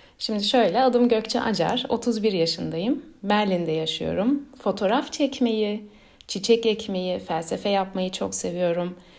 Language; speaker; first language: Turkish; early bilingual, heritage; Turkish